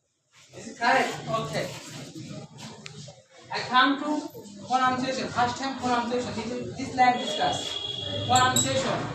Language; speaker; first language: English; non-native, local second language; Bangla